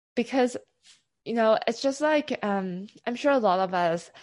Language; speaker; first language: English; non-native, local second language; Cantonese